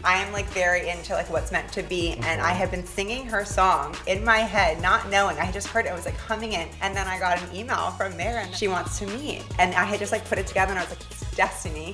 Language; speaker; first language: English; native; English